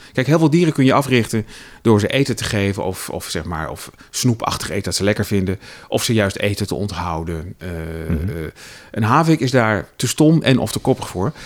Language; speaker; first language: Dutch; native; Dutch